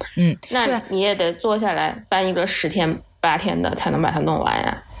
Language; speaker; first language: Chinese; native; Chinese